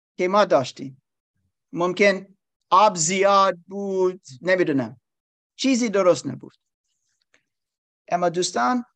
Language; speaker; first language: Persian; non-native, learner; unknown